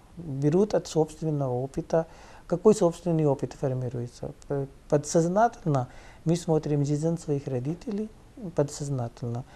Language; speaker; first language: Russian; non-native, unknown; Punjabi